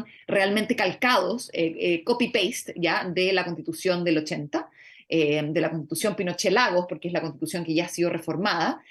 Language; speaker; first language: Spanish; native; Spanish